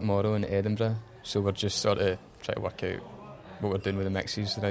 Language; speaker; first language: English; native; English